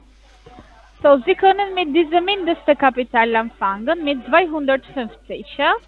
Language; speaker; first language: German; non-native, learner; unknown